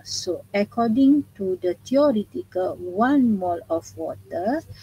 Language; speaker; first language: English; non-native, local second language; Malay